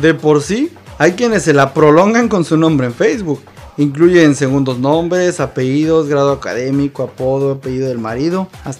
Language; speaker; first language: Spanish; native; Spanish